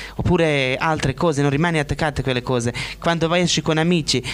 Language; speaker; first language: Italian; non-native, learner; Bosnian